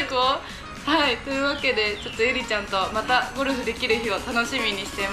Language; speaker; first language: Japanese; native; Japanese